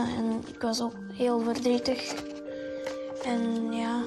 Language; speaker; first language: Dutch; early bilingual, other home language; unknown